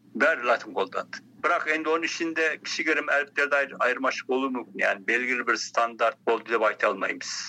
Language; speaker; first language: Kazakh; early bilingual, heritage; Kazakh